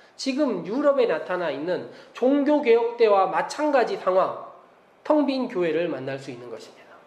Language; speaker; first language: Korean; native; Korean